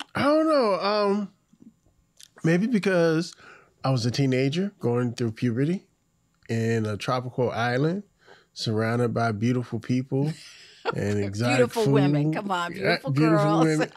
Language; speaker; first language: English; native; English